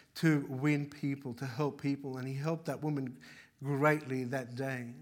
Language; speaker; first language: English; early bilingual, other home language; Arabic